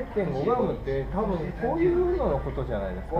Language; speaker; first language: Japanese; native; Japanese